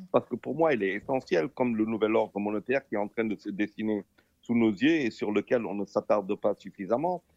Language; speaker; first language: French; non-native, local second language; Wolof